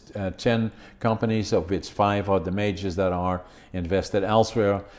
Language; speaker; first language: English; non-native, fluent; Dutch